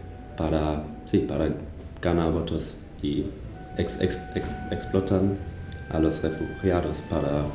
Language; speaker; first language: Spanish; non-native, fluent; German